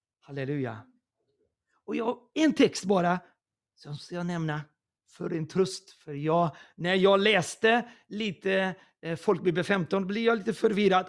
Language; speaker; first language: Swedish; non-native, fluent; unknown